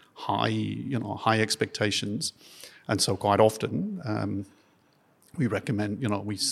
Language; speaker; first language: English; native; English